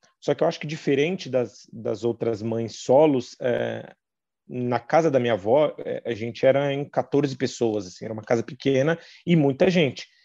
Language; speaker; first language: Portuguese; native; Portuguese